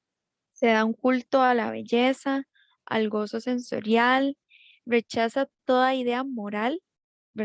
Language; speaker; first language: Spanish; native; Spanish